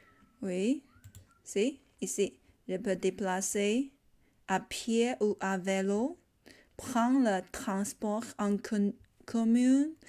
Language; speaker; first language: French; non-native, learner; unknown